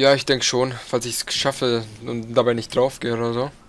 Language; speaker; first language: German; native; German